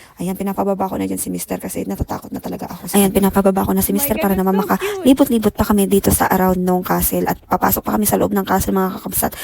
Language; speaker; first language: Filipino; non-native, local second language; Iloko